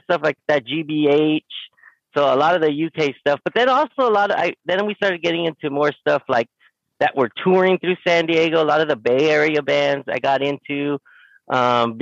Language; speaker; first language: English; native; English